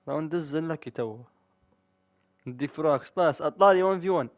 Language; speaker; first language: Arabic; native; Arabic